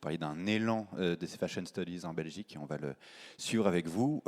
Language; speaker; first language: French; native; French